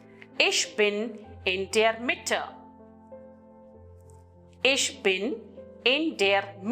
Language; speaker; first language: German; non-native, fluent; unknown